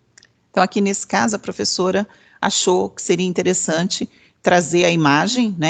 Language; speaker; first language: Portuguese; native; Portuguese